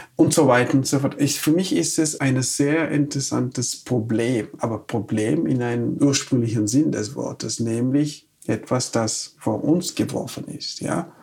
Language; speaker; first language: German; non-native, fluent; Wolof